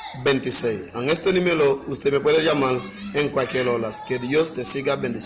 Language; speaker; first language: Spanish; non-native, fluent; Haitian Creole